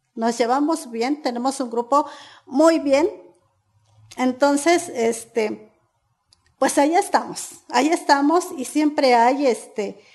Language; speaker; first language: Spanish; native; Spanish